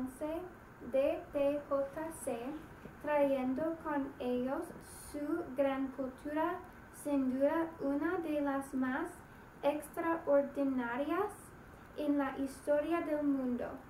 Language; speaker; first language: Spanish; non-native, learner; English